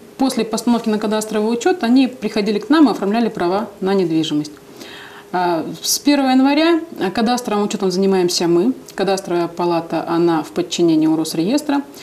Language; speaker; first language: Russian; native; Russian